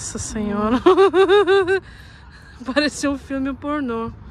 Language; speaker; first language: Portuguese; non-native, fluent; Russian